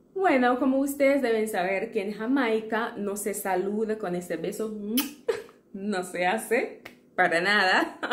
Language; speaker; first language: Spanish; non-native, fluent; English